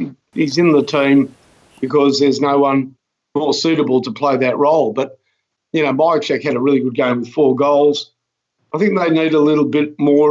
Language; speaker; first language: English; native; English